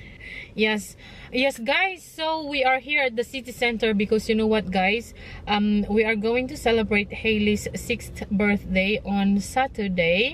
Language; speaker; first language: English; non-native, local second language; Filipino